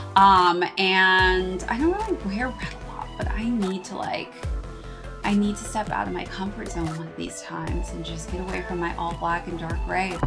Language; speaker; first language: English; native; English